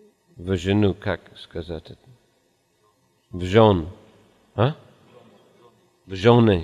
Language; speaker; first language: Russian; non-native, fluent; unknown